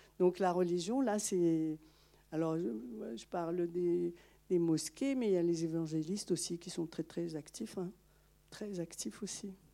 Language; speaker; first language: French; non-native, local second language; Malagasy